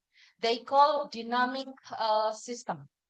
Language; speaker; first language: English; non-native, fluent; Indonesian